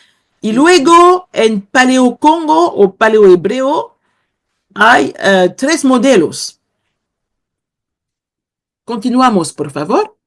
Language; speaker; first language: Spanish; non-native, fluent; Kongo